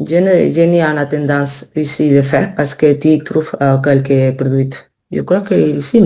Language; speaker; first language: French; non-native, learner; Spanish